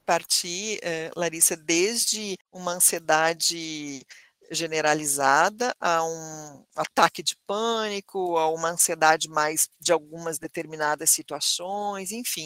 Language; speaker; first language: Portuguese; native; Portuguese